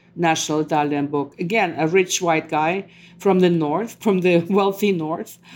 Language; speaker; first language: English; non-native, fluent; Russian